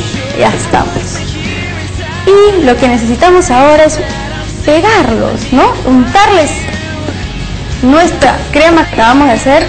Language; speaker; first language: Spanish; native; Spanish